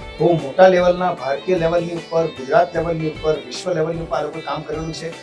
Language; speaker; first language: Gujarati; early bilingual, heritage; Gujarati